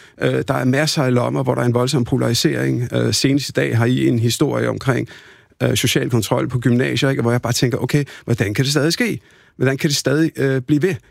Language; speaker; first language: Danish; early bilingual, other home language; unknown